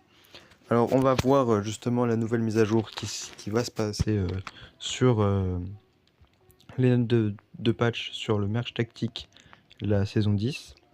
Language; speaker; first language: French; native; French